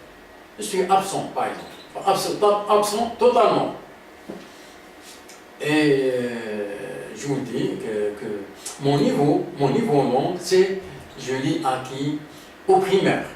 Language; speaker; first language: French; non-native, local second language; Arabic